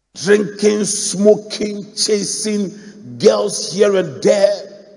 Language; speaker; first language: English; non-native, local second language; Akan